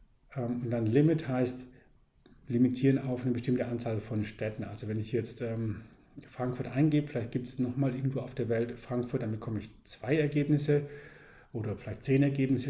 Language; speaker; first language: German; native; German